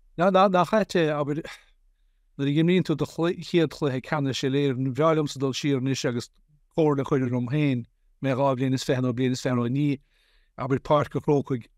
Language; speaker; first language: Irish; native; Irish